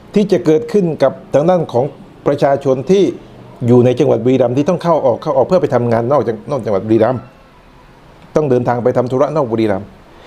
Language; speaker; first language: Thai; non-native, local second language; Northern Khmer